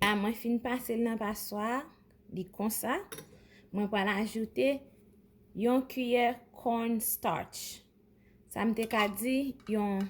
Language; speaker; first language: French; non-native, local second language; Haitian Creole